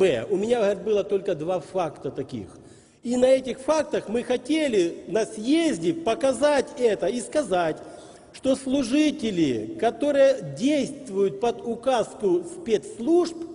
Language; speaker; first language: Russian; native; Russian